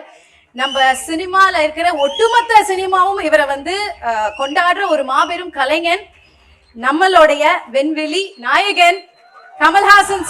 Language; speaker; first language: Tamil; native; Tamil